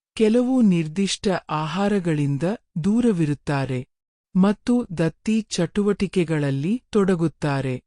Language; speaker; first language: Kannada; native; Kannada